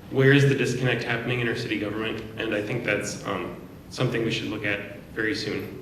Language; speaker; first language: English; native; English